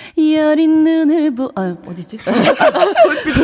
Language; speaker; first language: Korean; native; Korean